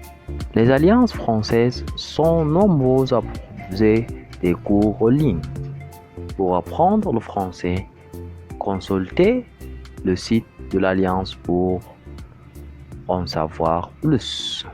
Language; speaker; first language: French; non-native, fluent; Arabic